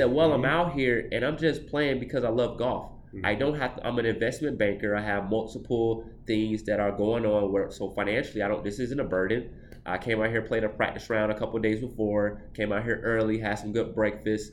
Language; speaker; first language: English; native; English